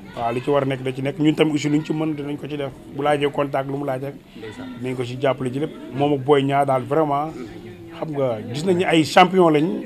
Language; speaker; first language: Wolof; native; Wolof